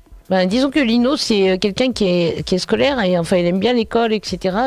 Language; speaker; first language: French; native; French